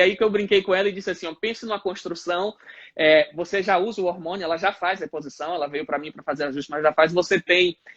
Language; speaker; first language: Portuguese; native; Portuguese